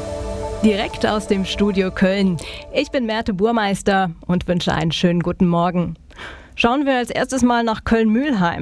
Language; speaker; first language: German; native; German